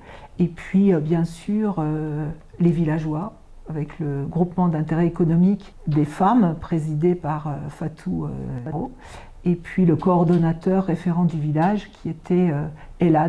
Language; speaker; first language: French; native; French